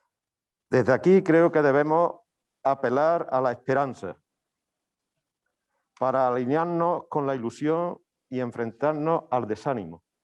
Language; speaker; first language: Spanish; native; Spanish